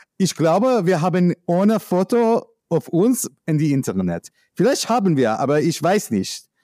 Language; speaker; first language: German; non-native, learner; English